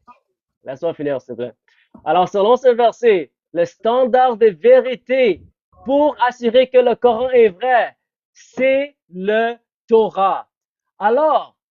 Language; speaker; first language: French; non-native, fluent; English